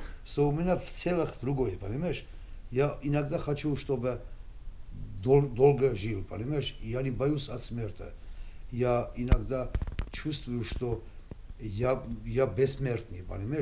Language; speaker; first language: Russian; non-native, local second language; Armenian